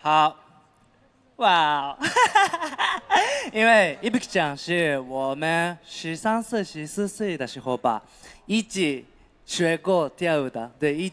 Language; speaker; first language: Chinese; non-native, learner; Japanese